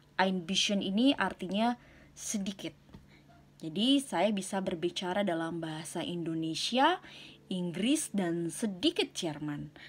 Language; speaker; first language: Indonesian; native; Indonesian